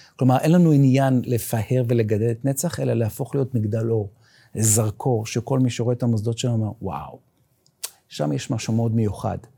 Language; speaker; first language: Hebrew; non-native, local second language; Yiddish